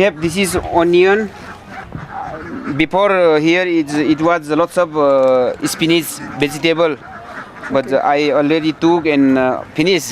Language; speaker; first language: English; non-native, learner; Nepali